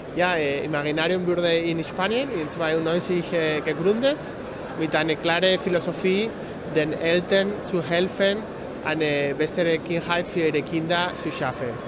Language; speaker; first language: German; non-native, fluent; Spanish